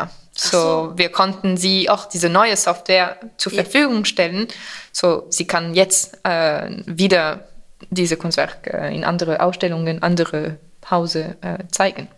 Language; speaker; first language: German; non-native, fluent; French